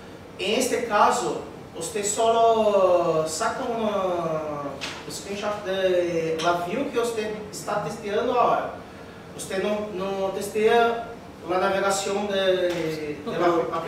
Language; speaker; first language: Spanish; non-native, learner; Portuguese